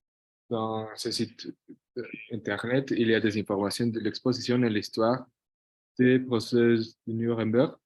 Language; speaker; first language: French; non-native, fluent; Portuguese